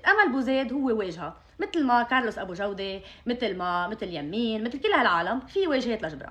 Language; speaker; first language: Arabic; native; Arabic